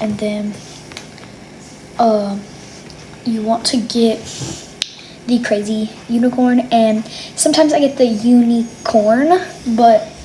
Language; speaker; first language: English; native; English